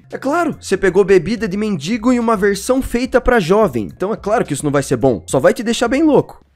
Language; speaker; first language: Portuguese; native; Portuguese